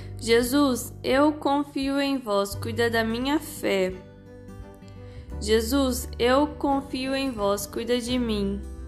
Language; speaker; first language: Portuguese; native; Portuguese